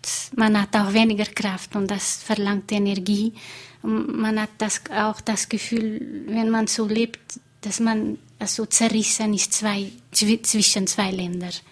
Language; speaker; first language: German; non-native, fluent; Portuguese